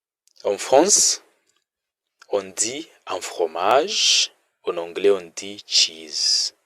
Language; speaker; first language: French; non-native, fluent; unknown